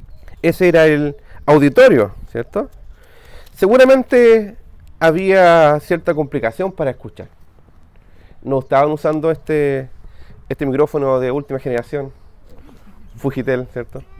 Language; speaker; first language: Spanish; native; Spanish